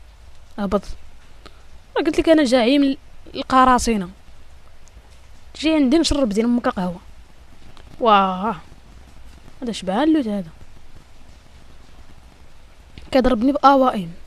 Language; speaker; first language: Arabic; native; Arabic